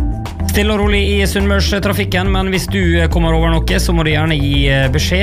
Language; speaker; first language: Norwegian; native; Norwegian